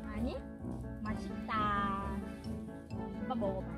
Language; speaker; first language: Korean; non-native, learner; Vietnamese